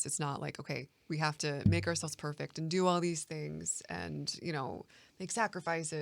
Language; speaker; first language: English; native; English